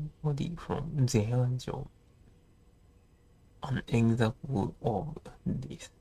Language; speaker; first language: English; non-native, learner; Japanese